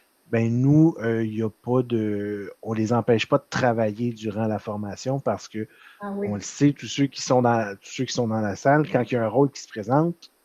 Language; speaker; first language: French; native; French